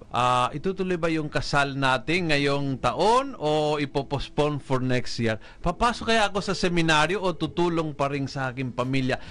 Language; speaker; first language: Filipino; non-native, fluent; Italian